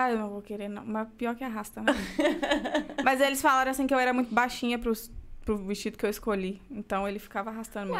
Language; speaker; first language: Portuguese; native; Portuguese